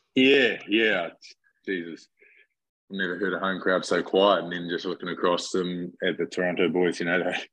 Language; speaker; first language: English; native; English